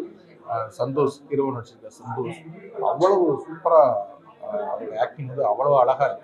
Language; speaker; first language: Tamil; native; Tamil